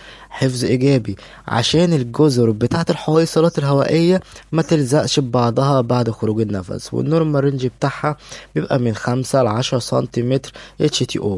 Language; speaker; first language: Arabic; native; Arabic